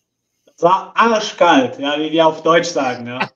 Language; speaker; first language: German; non-native, fluent; Portuguese